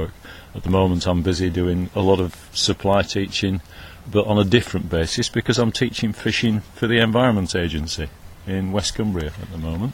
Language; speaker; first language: English; native; English